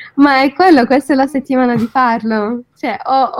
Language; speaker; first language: Italian; non-native, fluent; English